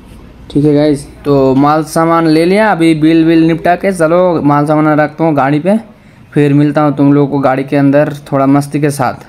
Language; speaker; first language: Hindi; non-native, local second language; Bangla